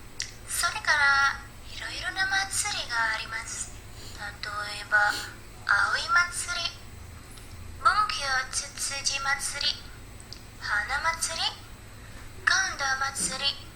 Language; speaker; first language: Japanese; non-native, learner; Indonesian